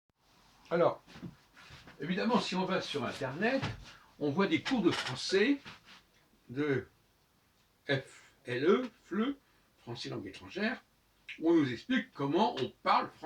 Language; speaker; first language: French; native; French